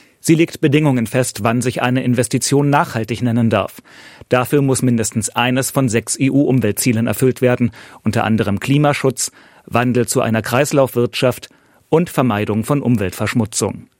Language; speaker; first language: German; native; German